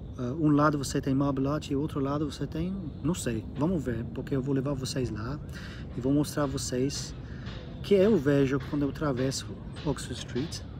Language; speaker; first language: Portuguese; non-native, learner; English